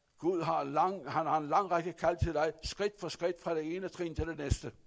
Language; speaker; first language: Danish; non-native, fluent; Rundi